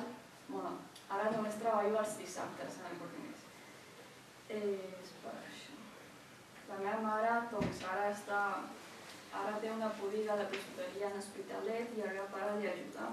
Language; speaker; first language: Catalan; early bilingual, other home language; Chinese